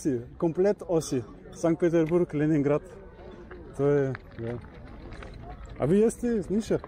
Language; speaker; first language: Serbian; non-native, learner; Russian